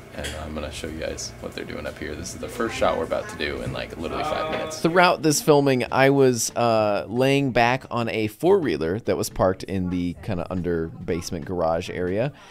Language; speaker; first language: English; native; English